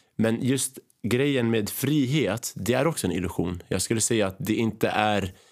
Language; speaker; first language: Swedish; early bilingual, other home language; Arabic